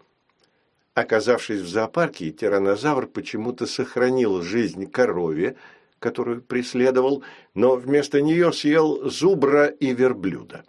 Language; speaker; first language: Russian; native; Russian